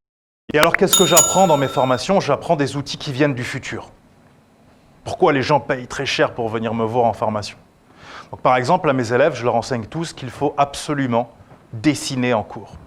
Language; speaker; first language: French; native; French